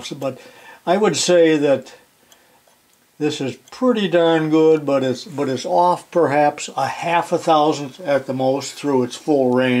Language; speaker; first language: English; native; English